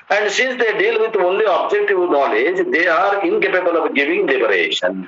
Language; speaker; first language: English; non-native, local second language; Kannada